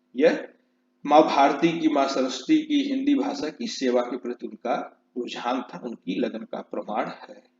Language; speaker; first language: Hindi; native; Hindi